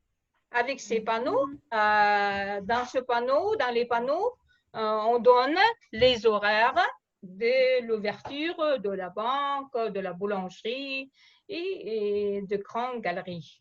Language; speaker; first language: French; non-native, fluent; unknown